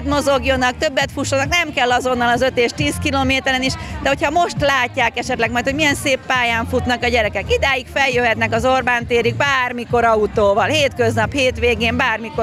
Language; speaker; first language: Hungarian; native; Hungarian